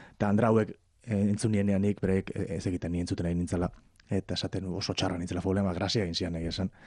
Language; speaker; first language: Basque; native; Basque